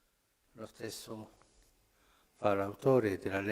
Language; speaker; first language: Italian; non-native, fluent; Spanish